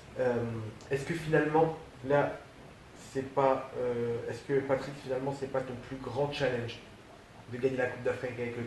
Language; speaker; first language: French; native; French